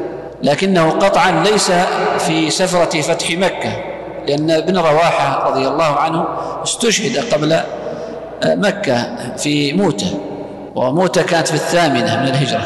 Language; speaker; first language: Arabic; native; Arabic